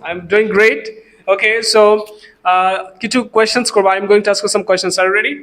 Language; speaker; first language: English; non-native, local second language; Bangla